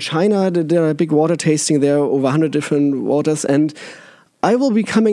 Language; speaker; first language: English; non-native, fluent; German